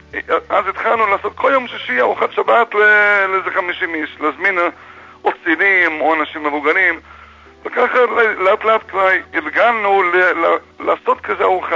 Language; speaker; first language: Hebrew; non-native, fluent; English